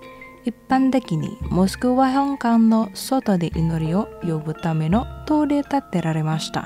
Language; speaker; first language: Japanese; non-native, fluent; Indonesian